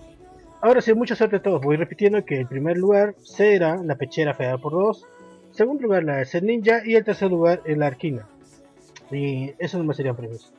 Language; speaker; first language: Spanish; native; Spanish